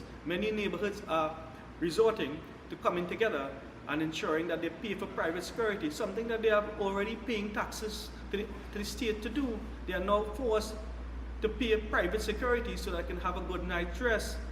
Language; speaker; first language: English; native; English